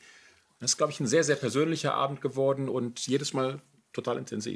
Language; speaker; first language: German; native; German